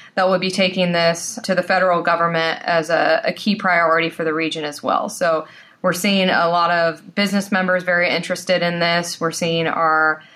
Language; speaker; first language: English; native; English